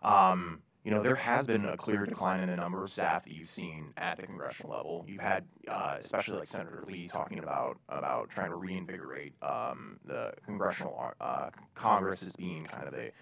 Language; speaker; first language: English; native; English